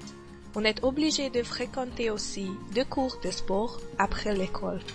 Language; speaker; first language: French; non-native, learner; Hungarian